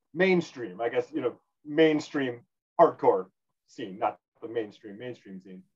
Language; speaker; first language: English; native; English